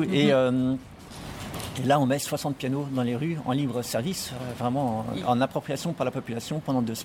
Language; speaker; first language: French; native; French